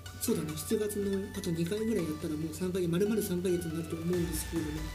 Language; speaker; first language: Japanese; native; Japanese